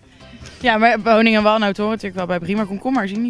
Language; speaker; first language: Dutch; native; Dutch